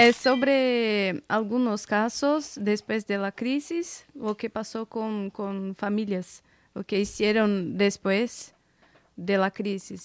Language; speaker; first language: Spanish; non-native, fluent; Portuguese